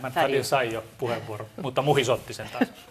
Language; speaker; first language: Finnish; native; Finnish